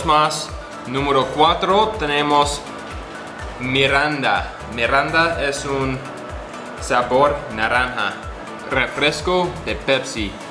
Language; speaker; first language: Spanish; non-native, learner; English